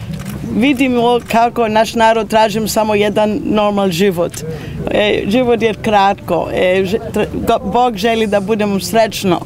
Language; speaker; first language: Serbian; non-native, learner; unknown